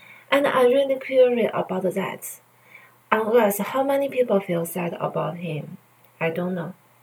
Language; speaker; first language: English; non-native, learner; Chinese